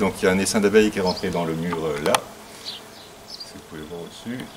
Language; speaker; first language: French; native; French